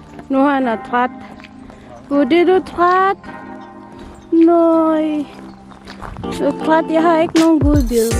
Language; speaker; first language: Danish; non-native, learner; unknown